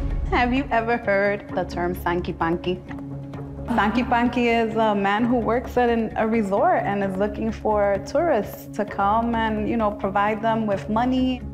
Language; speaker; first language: English; early bilingual, other home language; Spanish